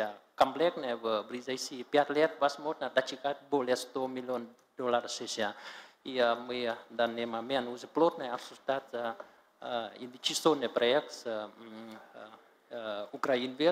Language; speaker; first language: Russian; non-native, learner; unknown